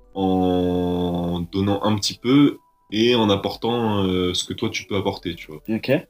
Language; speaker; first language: French; native; French